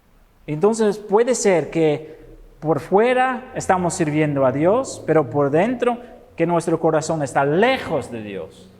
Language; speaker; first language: Spanish; non-native, fluent; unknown